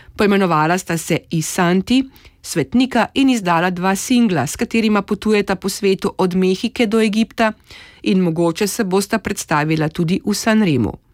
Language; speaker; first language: Slovenian; native; Slovenian